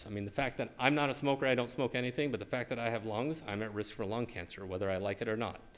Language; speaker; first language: English; native; English